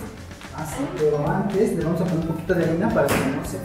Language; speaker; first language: Spanish; native; Spanish